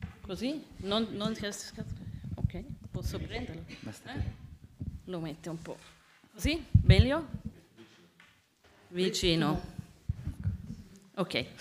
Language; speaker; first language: Italian; non-native, learner; Swiss German